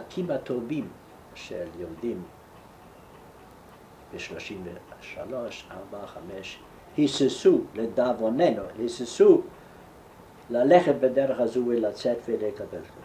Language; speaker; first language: Hebrew; non-native, fluent; German